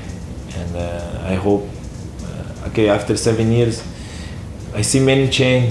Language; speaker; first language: English; non-native, learner; Portuguese